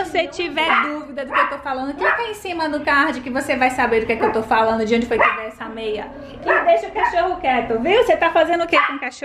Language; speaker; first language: Portuguese; native; Portuguese